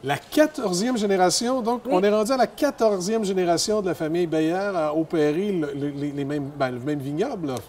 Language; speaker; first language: French; native; French